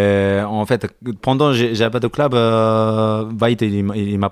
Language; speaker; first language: French; non-native, learner; Japanese